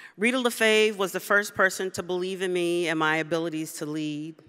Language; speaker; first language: English; native; English